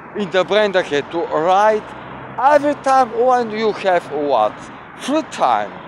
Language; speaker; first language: English; non-native, learner; Bulgarian